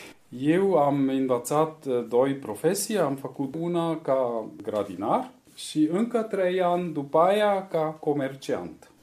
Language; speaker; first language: Romanian; non-native, fluent; Swiss German